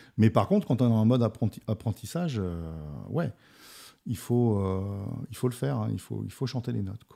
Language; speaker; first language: French; native; French